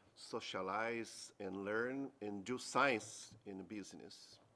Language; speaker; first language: English; non-native, fluent; Portuguese